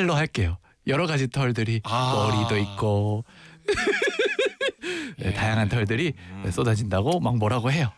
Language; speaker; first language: Korean; native; Korean